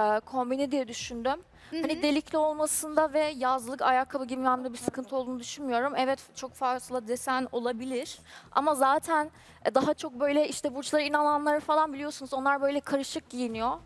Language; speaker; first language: Turkish; non-native, fluent; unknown